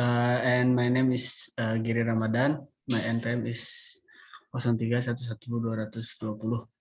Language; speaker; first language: English; non-native, learner; Indonesian